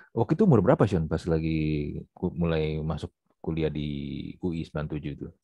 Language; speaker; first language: Indonesian; native; Indonesian